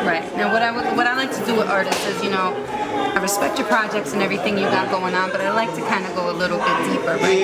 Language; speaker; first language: English; native; English